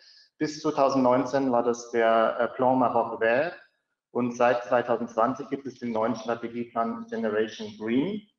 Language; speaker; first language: German; native; German